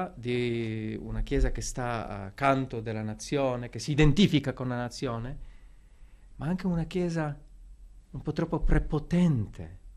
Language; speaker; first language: Italian; non-native, fluent; Polish